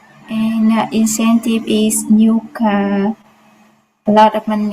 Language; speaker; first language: English; non-native, learner; Vietnamese